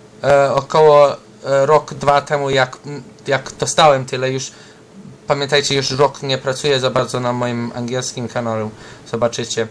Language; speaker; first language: Polish; early bilingual, heritage; English